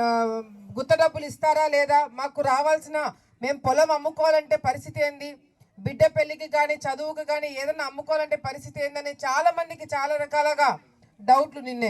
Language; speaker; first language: Telugu; native; Telugu